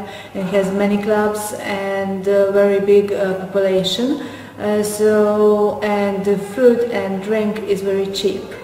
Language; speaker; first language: English; non-native, fluent; Serbian